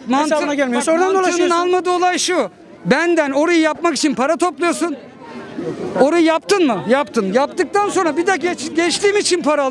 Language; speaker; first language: Turkish; native; Turkish